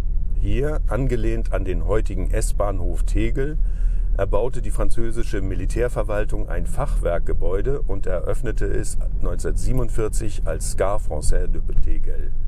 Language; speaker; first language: German; native; German